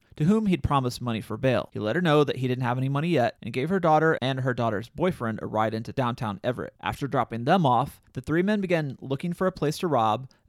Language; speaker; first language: English; native; English